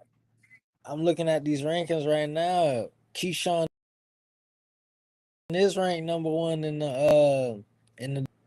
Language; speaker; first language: English; native; English